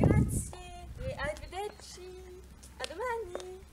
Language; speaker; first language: Italian; non-native, learner; French